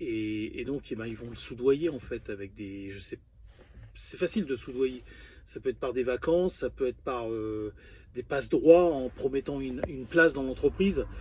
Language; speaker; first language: French; native; French